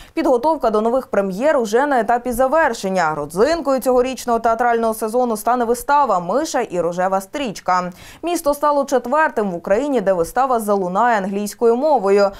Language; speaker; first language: Ukrainian; native; Ukrainian